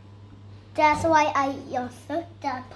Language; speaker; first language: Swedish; early bilingual, other home language; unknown